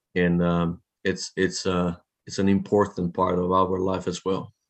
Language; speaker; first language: English; non-native, fluent; Italian